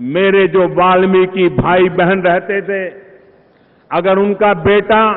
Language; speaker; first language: Hindi; non-native, local second language; Gujarati